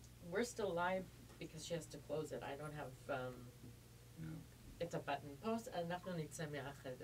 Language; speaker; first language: English; native; English